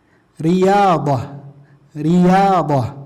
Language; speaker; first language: Arabic; non-native, learner; Indonesian